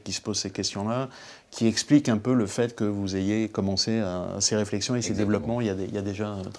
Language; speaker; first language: French; native; French